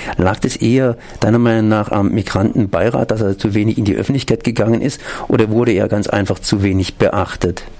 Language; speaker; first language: German; native; German